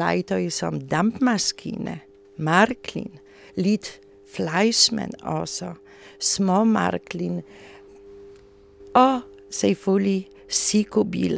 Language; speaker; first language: Danish; non-native, learner; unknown